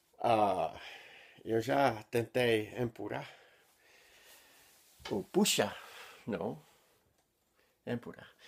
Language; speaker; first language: Portuguese; non-native, learner; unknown